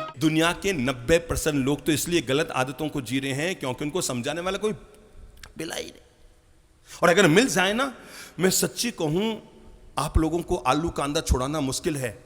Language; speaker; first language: Hindi; native; Hindi